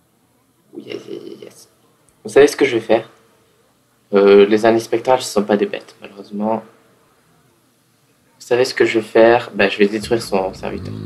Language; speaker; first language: French; native; French